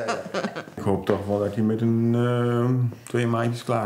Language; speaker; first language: Dutch; native; Dutch